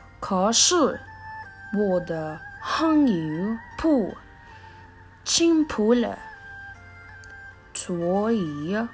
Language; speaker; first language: Chinese; non-native, learner; Spanish